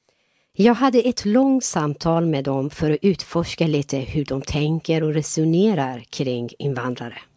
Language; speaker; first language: Swedish; non-native, fluent; Persian